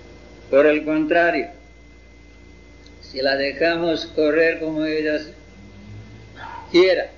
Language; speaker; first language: Spanish; non-native, fluent; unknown